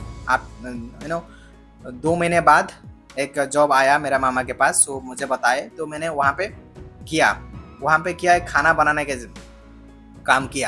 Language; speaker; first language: Hindi; non-native, local second language; Odia